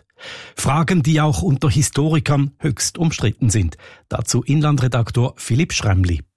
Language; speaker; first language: German; native; German